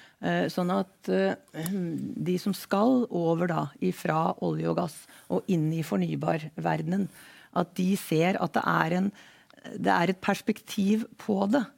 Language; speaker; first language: Norwegian; native; Norwegian